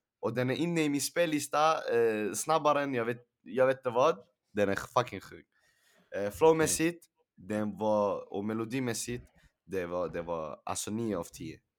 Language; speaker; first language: Swedish; early bilingual, other home language; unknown